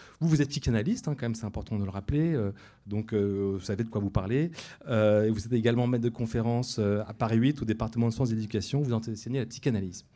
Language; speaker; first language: French; native; French